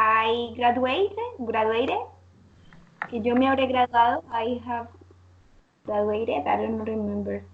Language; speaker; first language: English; non-native, learner; Spanish